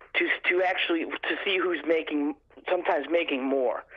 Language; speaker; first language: English; native; English